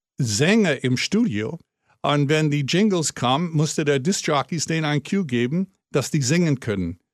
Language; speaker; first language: German; non-native, fluent; English